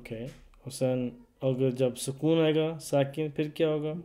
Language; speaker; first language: Swedish; non-native, learner; Urdu